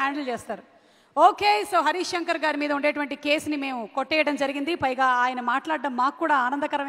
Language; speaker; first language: Telugu; native; Telugu